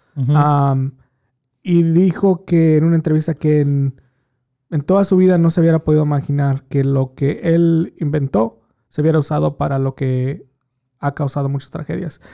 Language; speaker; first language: Spanish; early bilingual, heritage; Spanish